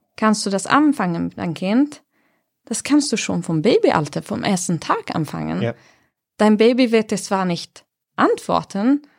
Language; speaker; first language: German; non-native, fluent; Swedish